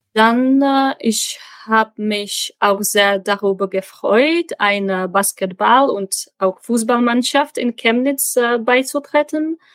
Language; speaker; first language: German; non-native, learner; Czech